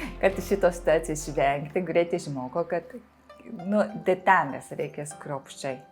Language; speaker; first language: Lithuanian; non-native, fluent; Japanese